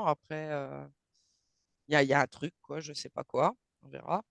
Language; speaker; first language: French; native; French